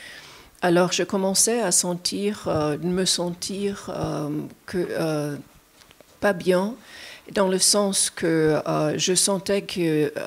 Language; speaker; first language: French; non-native, fluent; German